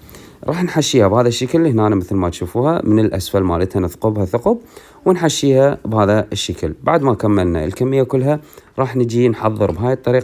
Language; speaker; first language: Arabic; native; Arabic